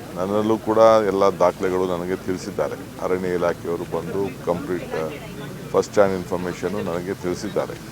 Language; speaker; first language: Kannada; native; Kannada